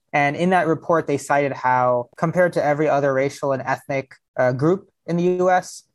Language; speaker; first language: English; early bilingual, other home language; Hindi